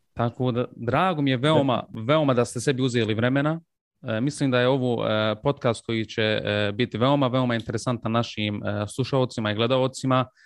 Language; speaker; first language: Croatian; early bilingual, heritage; Bosnian